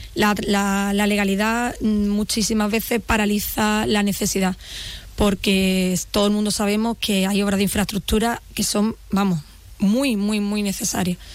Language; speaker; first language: Spanish; native; Spanish